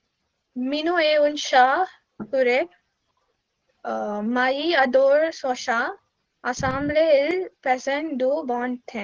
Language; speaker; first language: French; non-native, learner; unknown